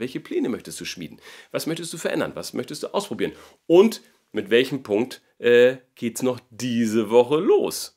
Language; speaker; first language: German; native; German